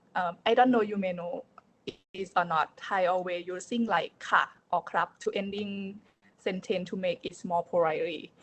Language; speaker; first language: English; non-native, learner; Thai